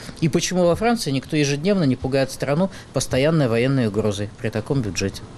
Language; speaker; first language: Russian; native; Russian